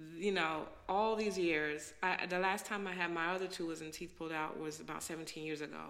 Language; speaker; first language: English; native; English